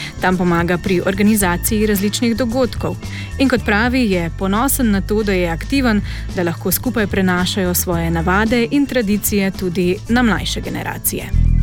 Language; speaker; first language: Slovenian; native; Slovenian